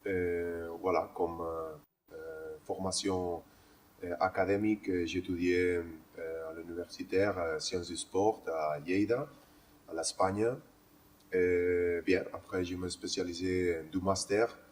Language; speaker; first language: French; non-native, learner; Spanish